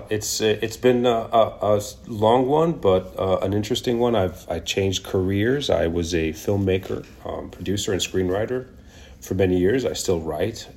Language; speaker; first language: English; non-native, local second language; Hebrew